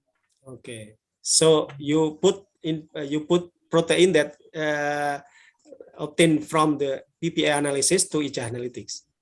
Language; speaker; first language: English; non-native, learner; Indonesian